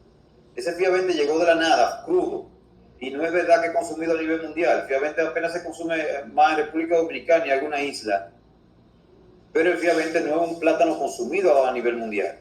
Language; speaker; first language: Spanish; native; Spanish